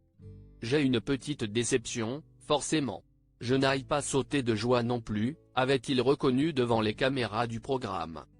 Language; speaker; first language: French; native; French